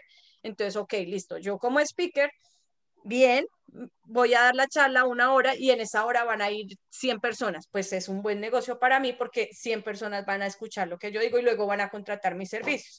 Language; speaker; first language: Spanish; native; Spanish